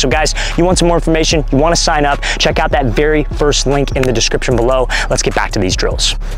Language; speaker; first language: English; native; English